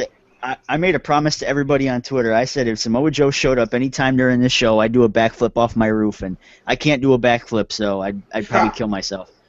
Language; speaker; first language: English; native; English